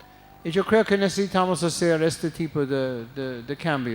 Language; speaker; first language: Spanish; non-native, fluent; English